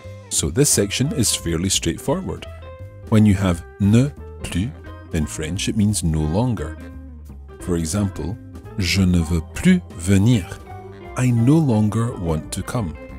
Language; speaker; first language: English; native; English